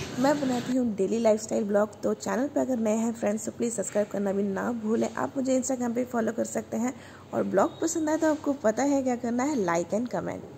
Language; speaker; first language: Hindi; non-native, local second language; Bangla